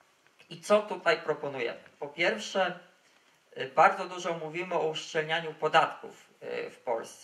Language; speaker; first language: Polish; native; Polish